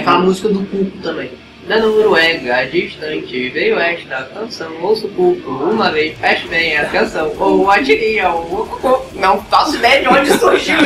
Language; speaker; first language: Portuguese; native; Portuguese